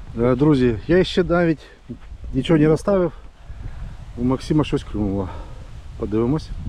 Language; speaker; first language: Ukrainian; non-native, local second language; Russian